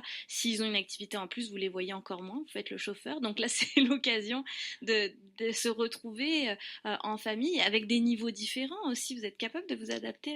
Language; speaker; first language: French; native; French